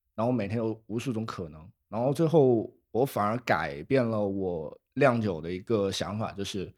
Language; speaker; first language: Chinese; native; Chinese